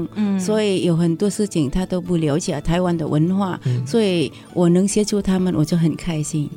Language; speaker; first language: Chinese; non-native, learner; Vietnamese